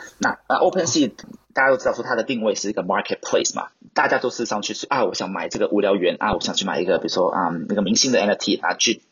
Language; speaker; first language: Chinese; non-native, local second language; Cantonese